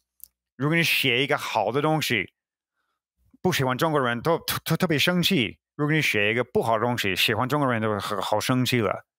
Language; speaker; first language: Chinese; non-native, fluent; English